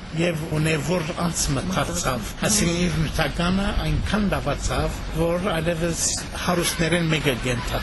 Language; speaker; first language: Armenian; early bilingual, heritage; Armenian